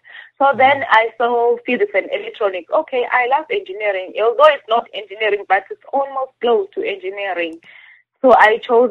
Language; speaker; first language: English; non-native, local second language; Zulu